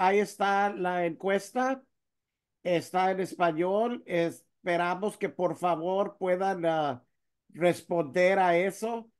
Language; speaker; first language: Spanish; early bilingual, heritage; Spanish